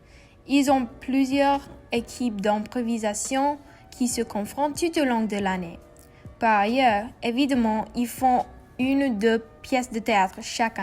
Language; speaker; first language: French; non-native, learner; English